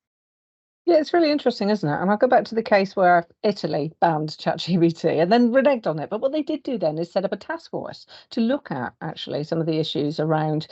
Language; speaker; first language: English; native; English